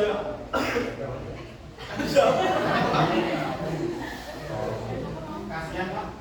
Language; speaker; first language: Indonesian; native; Indonesian